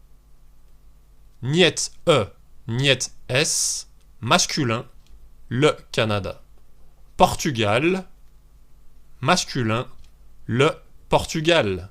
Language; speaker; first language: French; native; French